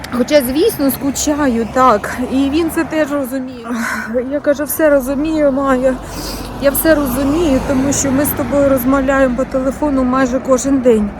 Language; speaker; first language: Ukrainian; native; Ukrainian